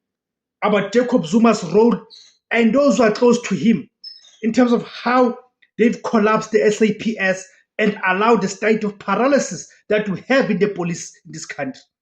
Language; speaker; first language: English; non-native, local second language; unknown